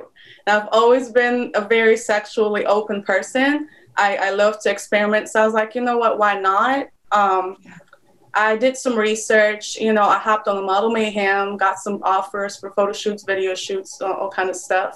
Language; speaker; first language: English; non-native, fluent; Polish